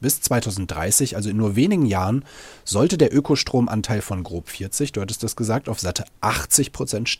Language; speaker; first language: German; native; German